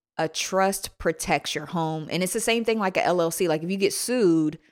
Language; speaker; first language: English; native; English